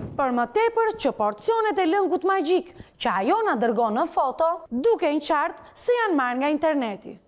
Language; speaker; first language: Albanian; native; Albanian